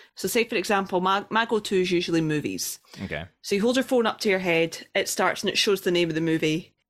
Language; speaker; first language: English; native; English